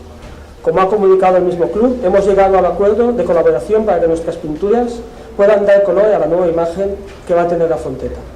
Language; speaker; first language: Spanish; native; Spanish